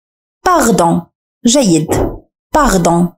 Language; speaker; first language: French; non-native, fluent; Arabic